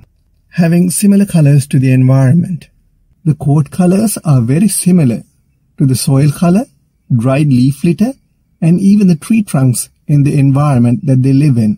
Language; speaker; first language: English; non-native, local second language; Sinhala